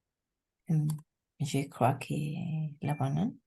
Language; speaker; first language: French; non-native, learner; Spanish